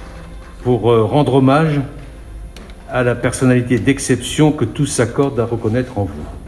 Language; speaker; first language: French; native; French